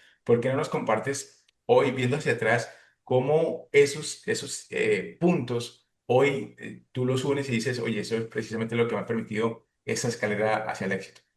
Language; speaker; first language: Spanish; native; Spanish